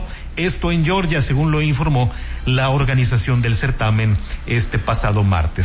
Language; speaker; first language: Spanish; native; Spanish